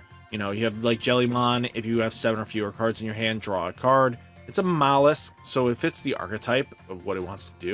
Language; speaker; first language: English; native; English